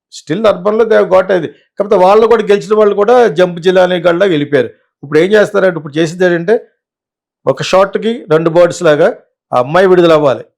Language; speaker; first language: Telugu; native; Telugu